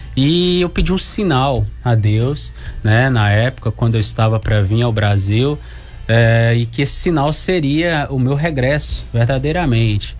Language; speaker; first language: Portuguese; native; Portuguese